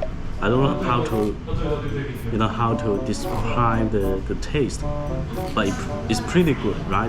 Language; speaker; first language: English; non-native, fluent; Chinese